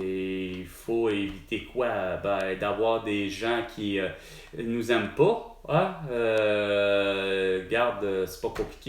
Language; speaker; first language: French; native; French